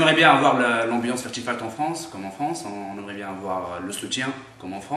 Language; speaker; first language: French; non-native, local second language; Arabic